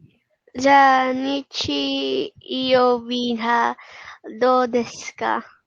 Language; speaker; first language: Japanese; non-native, learner; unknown